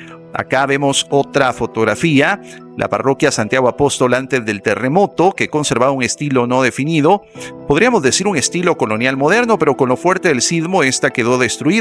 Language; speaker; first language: Spanish; native; Spanish